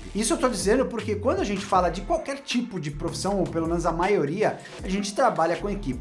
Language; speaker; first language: Portuguese; native; Portuguese